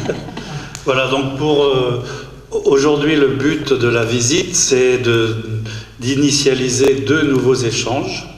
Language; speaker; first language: French; native; French